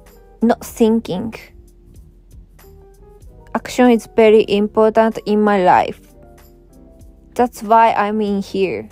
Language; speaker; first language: English; non-native, learner; Japanese